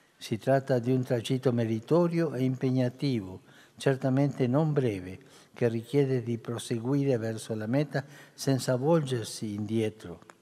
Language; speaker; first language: Italian; early bilingual, heritage; Spanish